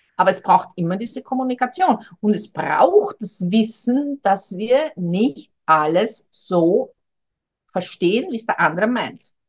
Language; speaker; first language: German; native; German